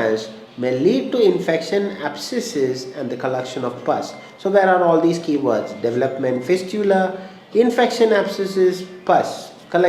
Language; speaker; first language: English; non-native, local second language; Malayalam